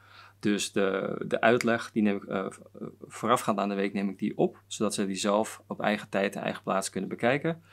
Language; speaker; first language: Dutch; native; Dutch